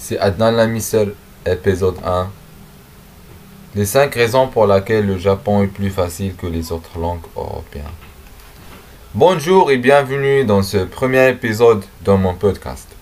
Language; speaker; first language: French; non-native, learner; Arabic